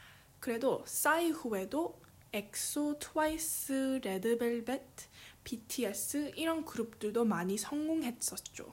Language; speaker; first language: Korean; early bilingual, heritage; English